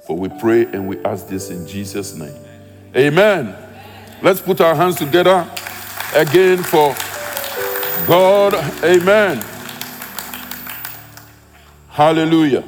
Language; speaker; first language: English; non-native, local second language; Akan